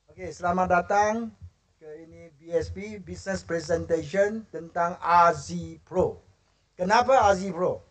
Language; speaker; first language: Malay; non-native, local second language; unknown